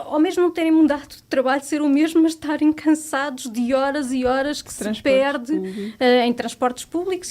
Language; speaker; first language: Portuguese; native; Portuguese